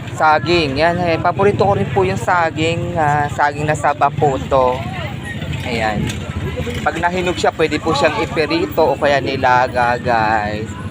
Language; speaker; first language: Filipino; native; Filipino